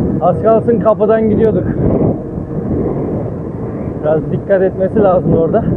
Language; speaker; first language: Turkish; early bilingual, heritage; Turkish